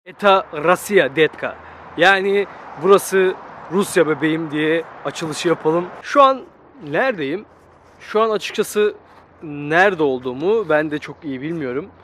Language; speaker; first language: Turkish; native; Turkish